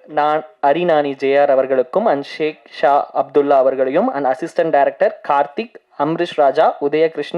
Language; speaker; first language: Tamil; native; Tamil